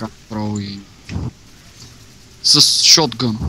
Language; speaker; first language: Bulgarian; native; Bulgarian